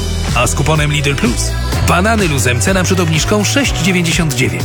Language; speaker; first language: Polish; native; Polish